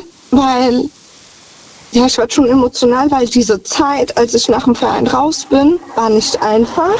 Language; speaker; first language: German; native; German